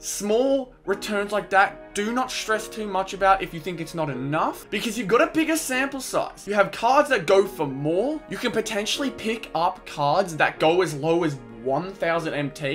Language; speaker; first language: English; native; English